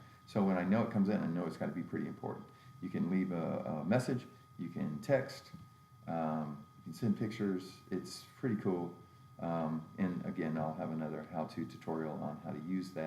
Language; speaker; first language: English; native; English